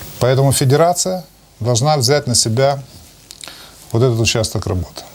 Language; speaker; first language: Russian; native; Russian